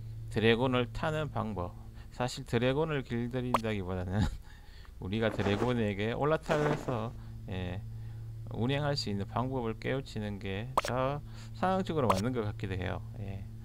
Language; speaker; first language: Korean; native; Korean